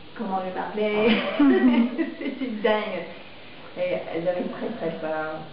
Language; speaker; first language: French; non-native, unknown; English